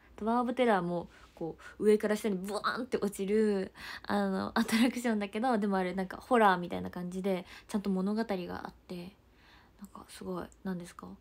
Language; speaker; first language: Japanese; native; Japanese